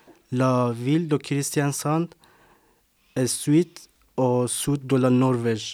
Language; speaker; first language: French; non-native, learner; Persian